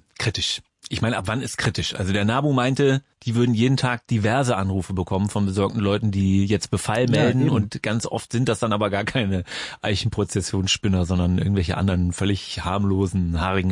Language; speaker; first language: German; native; German